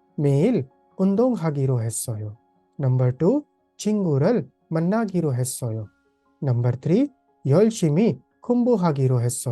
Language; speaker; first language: Korean; non-native, fluent; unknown